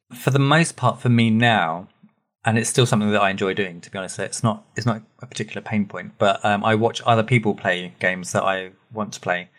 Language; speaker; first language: English; native; English